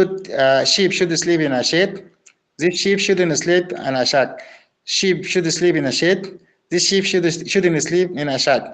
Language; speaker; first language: English; non-native, learner; Arabic